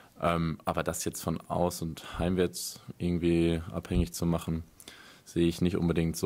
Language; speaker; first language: German; native; German